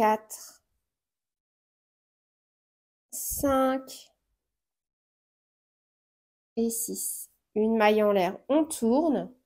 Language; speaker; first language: French; native; French